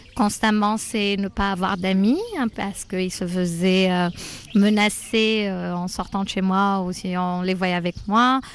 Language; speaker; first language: French; non-native, local second language; Arabic